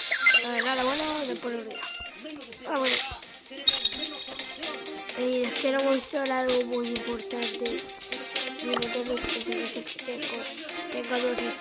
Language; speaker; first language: Spanish; native; Spanish